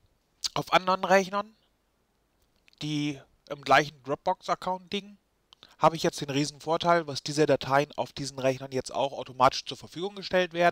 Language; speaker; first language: German; native; German